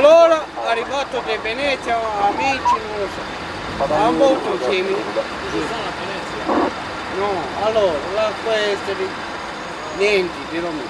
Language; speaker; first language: Italian; non-native, learner; Romanian